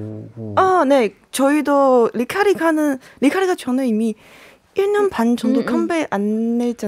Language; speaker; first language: Korean; non-native, learner; Chinese